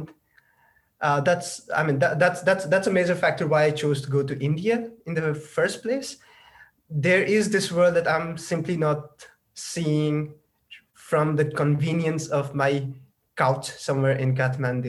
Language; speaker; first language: English; non-native, local second language; Nepali